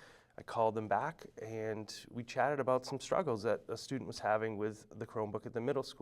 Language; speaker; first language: English; native; English